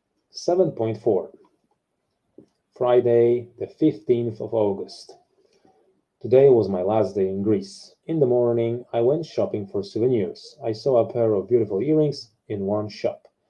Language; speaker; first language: English; non-native, fluent; Polish